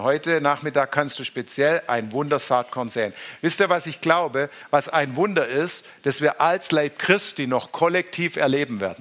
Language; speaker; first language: German; native; German